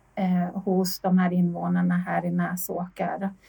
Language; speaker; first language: Swedish; native; Swedish